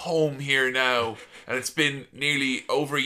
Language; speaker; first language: English; native; English